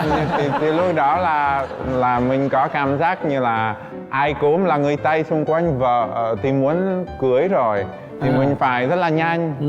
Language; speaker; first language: Vietnamese; non-native, fluent; Czech